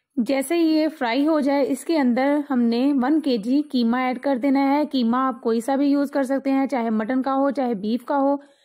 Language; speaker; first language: Hindi; native; Hindi